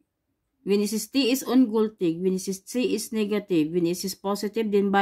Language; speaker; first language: German; non-native, learner; Filipino